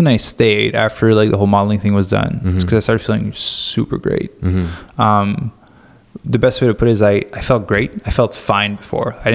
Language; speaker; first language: English; native; English